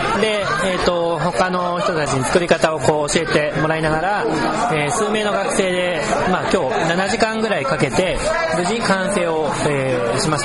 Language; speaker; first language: Japanese; native; Japanese